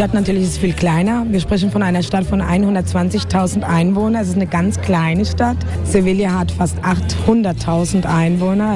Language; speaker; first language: German; non-native, fluent; Spanish